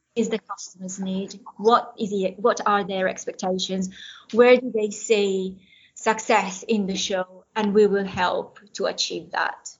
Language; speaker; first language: English; non-native, fluent; Italian